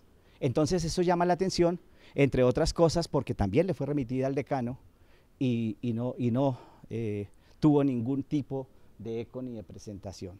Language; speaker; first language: Spanish; native; Spanish